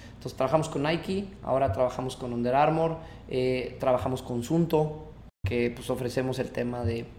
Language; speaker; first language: Spanish; native; Spanish